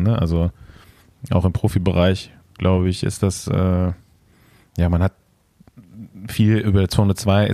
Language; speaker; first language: German; native; German